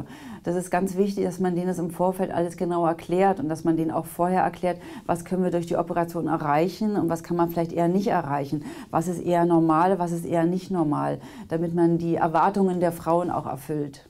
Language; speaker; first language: German; native; German